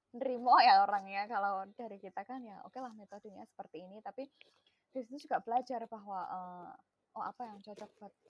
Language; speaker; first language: Indonesian; non-native, local second language; Javanese